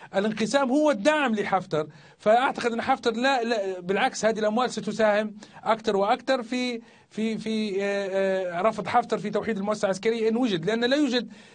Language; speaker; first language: Arabic; native; Arabic